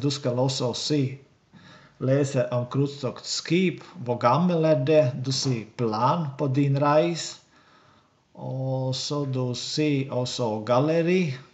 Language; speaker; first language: Swedish; non-native, learner; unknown